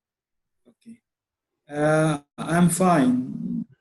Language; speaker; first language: English; non-native, learner; Arabic